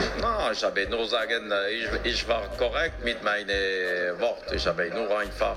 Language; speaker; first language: German; non-native, learner; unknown